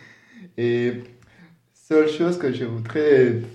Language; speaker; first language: French; non-native, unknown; Georgian